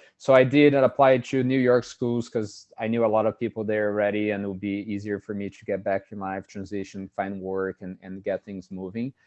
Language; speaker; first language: English; non-native, fluent; Portuguese